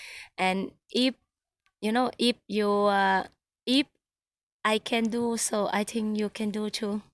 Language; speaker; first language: English; non-native, learner; Vietnamese